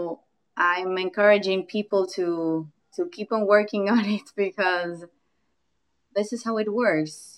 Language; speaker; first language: English; non-native, fluent; Spanish